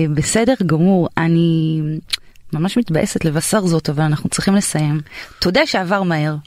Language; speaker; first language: Hebrew; native; Hebrew